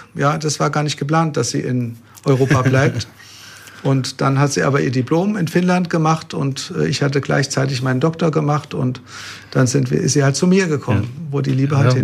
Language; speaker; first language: German; native; German